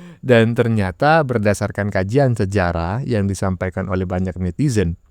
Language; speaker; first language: Indonesian; native; Indonesian